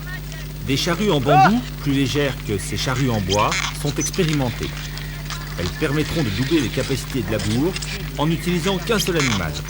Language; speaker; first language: French; native; French